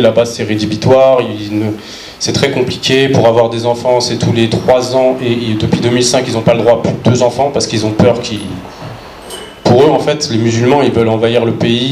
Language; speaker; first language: French; native; French